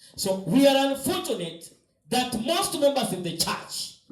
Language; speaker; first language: English; non-native, local second language; Swahili